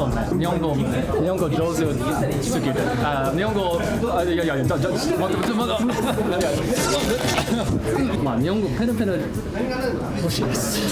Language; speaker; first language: Japanese; non-native, learner; English